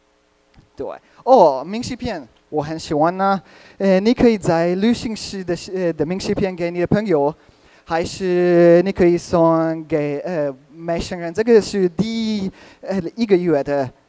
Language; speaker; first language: Chinese; non-native, learner; Hungarian